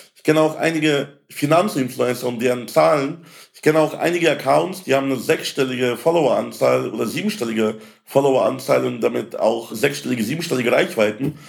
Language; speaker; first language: German; native; German